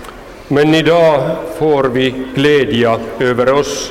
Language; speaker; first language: Swedish; non-native, local second language; Finnish